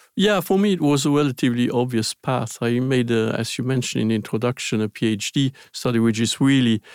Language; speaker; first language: English; non-native, fluent; Luxembourgish